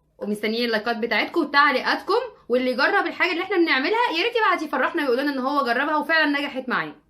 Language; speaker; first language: Arabic; native; Arabic